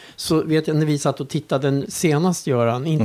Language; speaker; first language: Swedish; native; Swedish